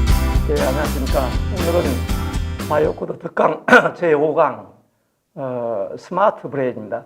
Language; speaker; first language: Korean; native; Korean